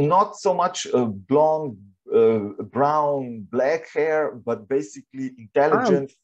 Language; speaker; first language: English; non-native, fluent; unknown